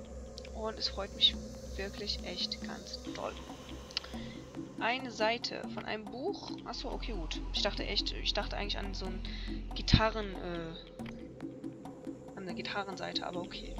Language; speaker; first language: German; native; German